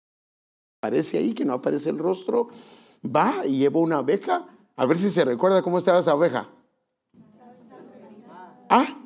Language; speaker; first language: Spanish; native; Spanish